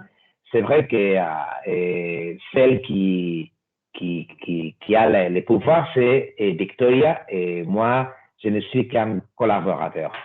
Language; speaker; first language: French; non-native, fluent; Spanish